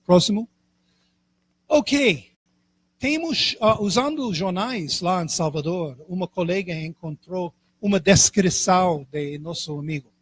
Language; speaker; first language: Portuguese; non-native, fluent; English